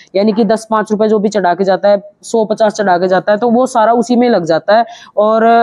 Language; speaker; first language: Hindi; native; Hindi